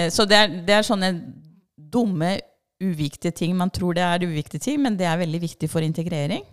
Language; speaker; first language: Norwegian; non-native, fluent; Spanish